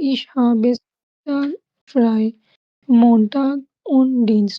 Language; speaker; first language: German; non-native, learner; Urdu